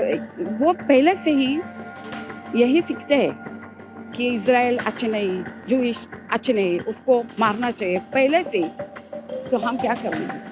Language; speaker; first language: Hindi; early bilingual, heritage; Hindi